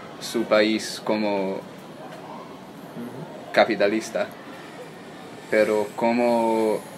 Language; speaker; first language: Spanish; non-native, learner; English